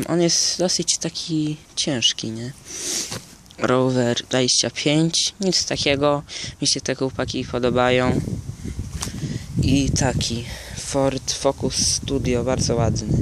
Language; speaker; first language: Polish; early bilingual, heritage; Polish